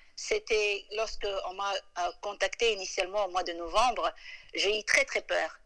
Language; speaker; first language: French; non-native, local second language; Lingala